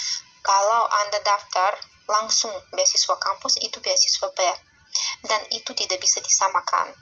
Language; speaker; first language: Indonesian; non-native, fluent; Russian